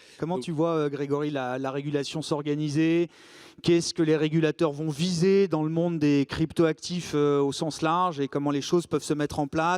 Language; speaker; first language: French; native; French